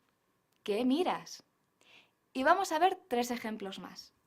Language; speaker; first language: Spanish; non-native, fluent; English